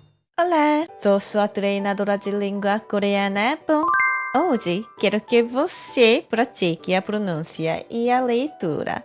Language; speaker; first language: Portuguese; non-native, fluent; Korean